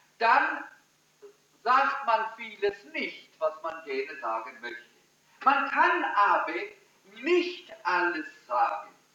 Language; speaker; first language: German; early bilingual, heritage; German